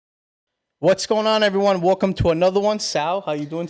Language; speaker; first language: English; native; English